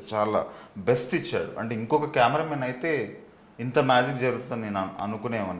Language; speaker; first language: Telugu; native; Telugu